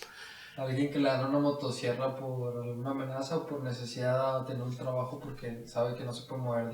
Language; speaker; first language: Spanish; native; Spanish